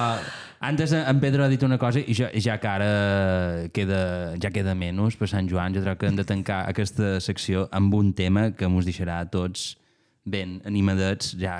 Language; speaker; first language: Catalan; native; Catalan